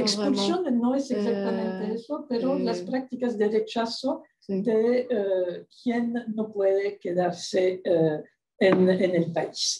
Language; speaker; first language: Spanish; non-native, fluent; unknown